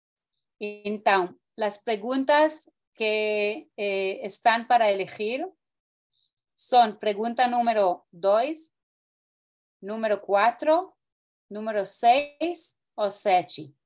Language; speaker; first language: Spanish; non-native, fluent; Portuguese